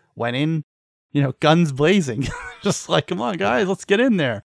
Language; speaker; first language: English; native; English